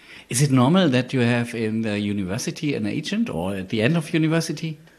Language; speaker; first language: English; non-native, learner; German